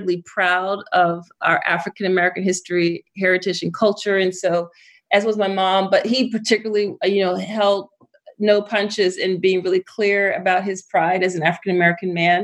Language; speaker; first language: English; native; English